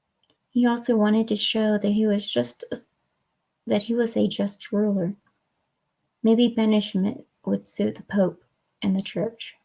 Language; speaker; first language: English; native; English